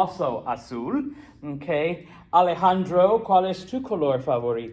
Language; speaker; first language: Spanish; non-native, fluent; English